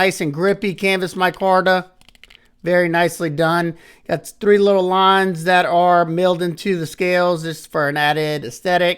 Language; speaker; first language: English; native; English